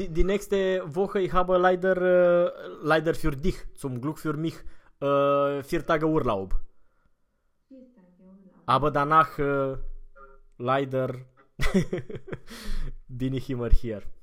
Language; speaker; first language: German; non-native, fluent; Romanian